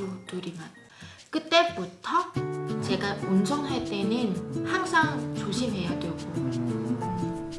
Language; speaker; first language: Korean; non-native, learner; Vietnamese